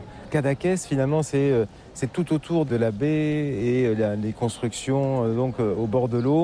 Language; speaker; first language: French; native; French